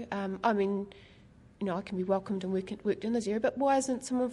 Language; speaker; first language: English; native; English